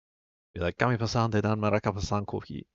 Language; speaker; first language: Indonesian; non-native, learner; English